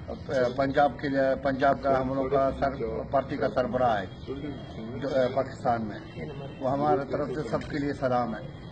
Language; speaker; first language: Hindi; non-native, learner; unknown